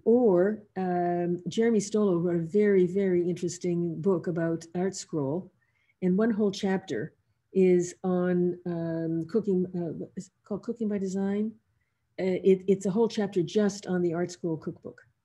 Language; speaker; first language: English; native; English